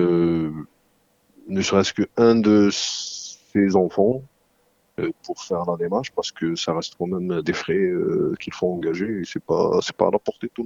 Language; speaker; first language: French; non-native, local second language; Arabic